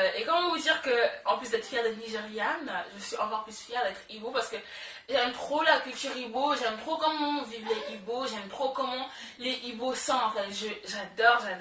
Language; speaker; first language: French; early bilingual, other home language; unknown